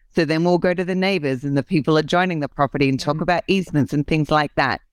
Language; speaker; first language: English; native; English